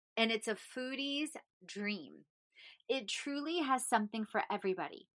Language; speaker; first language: English; early bilingual, other home language; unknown